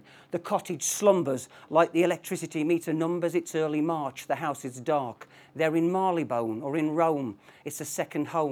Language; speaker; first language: English; native; English